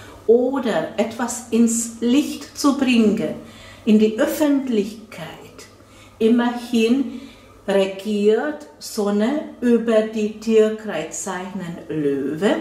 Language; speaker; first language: German; non-native, fluent; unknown